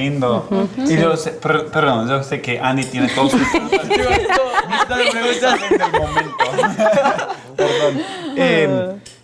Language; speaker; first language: Spanish; non-native, fluent; English